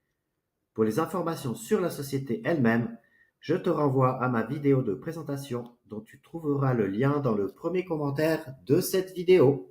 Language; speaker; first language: French; native; French